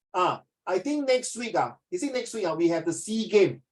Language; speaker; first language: English; non-native, local second language; Chinese